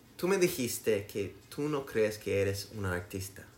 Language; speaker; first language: Spanish; non-native, learner; English